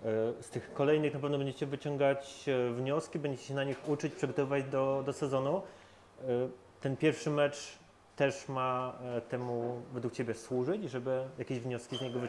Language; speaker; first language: Polish; native; Polish